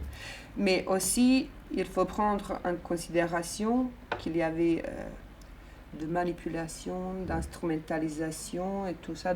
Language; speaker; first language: French; non-native, fluent; Bosnian